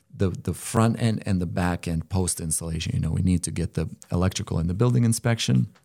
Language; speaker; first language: English; non-native, fluent; Lithuanian